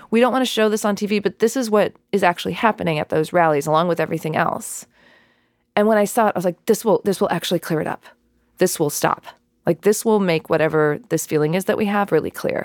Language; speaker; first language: English; native; English